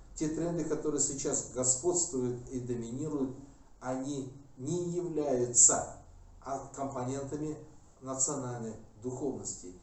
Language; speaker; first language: Russian; non-native, local second language; Kazakh